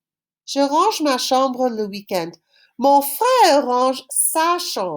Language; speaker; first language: French; non-native, fluent; English